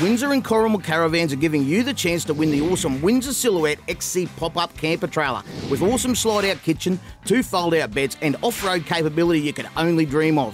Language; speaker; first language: English; native; English